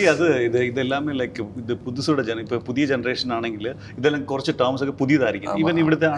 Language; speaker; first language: Tamil; non-native, learner; Malayalam